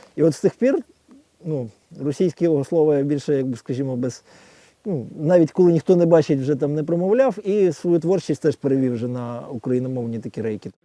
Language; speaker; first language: Ukrainian; non-native, local second language; Russian